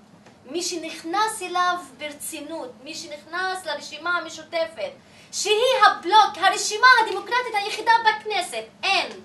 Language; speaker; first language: Hebrew; non-native, local second language; Arabic